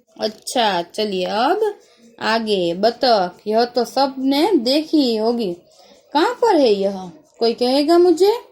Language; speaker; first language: Hindi; non-native, local second language; Gujarati